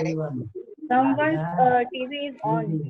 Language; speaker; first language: English; non-native, learner; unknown